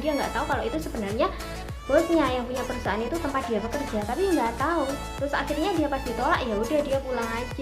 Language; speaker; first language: Indonesian; native; Indonesian